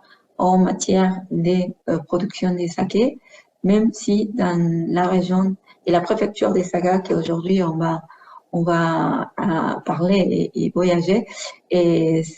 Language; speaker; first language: French; non-native, fluent; Spanish